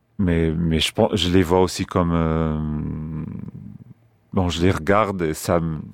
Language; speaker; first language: French; non-native, fluent; Portuguese